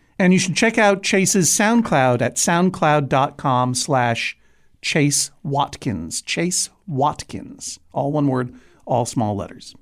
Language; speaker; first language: English; native; English